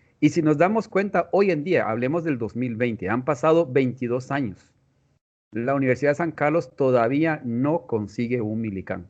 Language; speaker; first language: Spanish; non-native, local second language; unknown